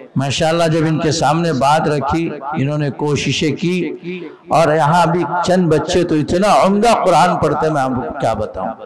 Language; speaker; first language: Hindi; non-native, local second language; Konkani